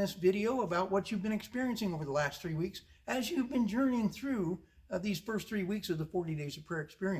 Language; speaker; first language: English; native; English